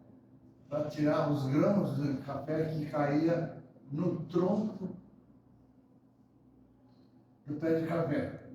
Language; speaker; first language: Portuguese; early bilingual, other home language; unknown